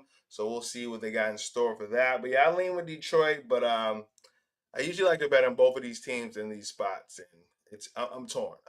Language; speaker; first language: English; native; English